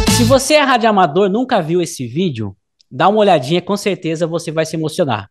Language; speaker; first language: Portuguese; native; Portuguese